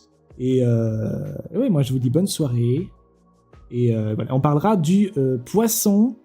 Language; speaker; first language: French; native; French